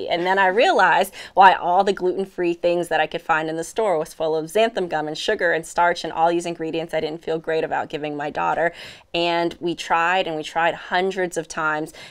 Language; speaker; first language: English; native; English